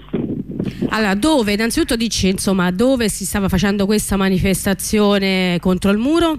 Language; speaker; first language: Italian; native; Italian